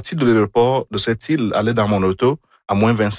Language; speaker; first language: French; non-native, fluent; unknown